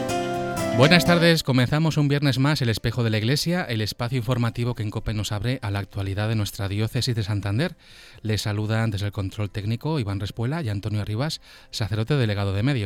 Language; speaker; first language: Spanish; native; Spanish